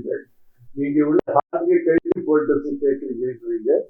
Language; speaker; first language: Tamil; non-native, learner; Kannada